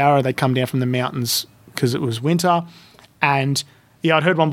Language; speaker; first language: English; native; English